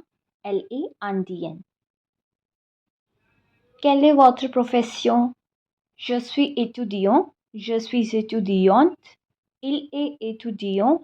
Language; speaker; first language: French; non-native, fluent; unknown